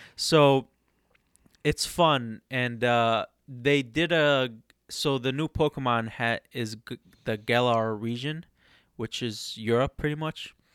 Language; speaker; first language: English; early bilingual, other home language; Arabic